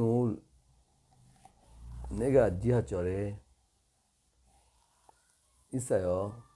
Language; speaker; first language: Korean; non-native, learner; Bangla